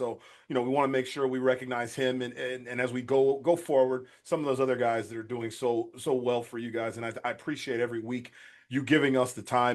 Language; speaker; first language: English; native; English